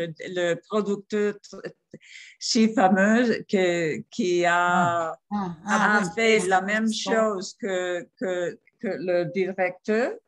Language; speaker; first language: French; non-native, fluent; Spanish